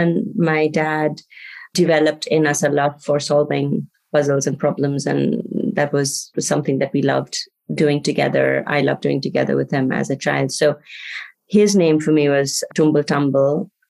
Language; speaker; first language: English; non-native, local second language; Bangla